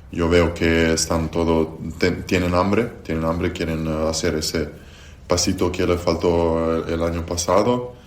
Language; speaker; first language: Spanish; non-native, fluent; Serbian